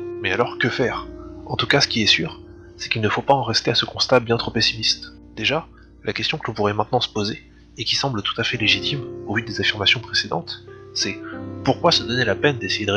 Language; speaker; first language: French; native; French